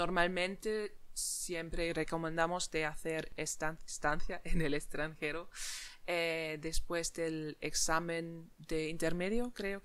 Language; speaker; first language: Spanish; non-native, fluent; German